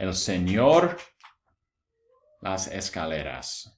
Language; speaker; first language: Spanish; non-native, fluent; English